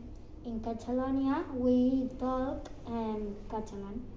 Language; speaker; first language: English; non-native, learner; Catalan